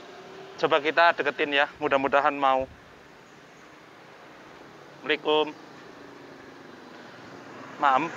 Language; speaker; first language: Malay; non-native, local second language; Javanese